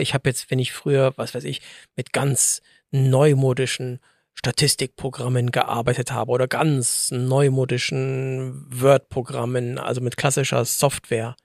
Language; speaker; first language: German; native; German